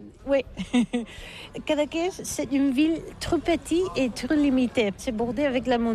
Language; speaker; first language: French; non-native, learner; Catalan